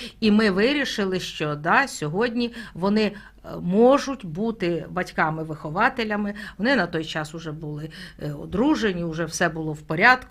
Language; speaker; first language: Ukrainian; native; Ukrainian